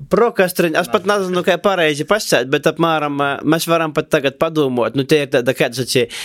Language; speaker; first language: Latvian; native; Latvian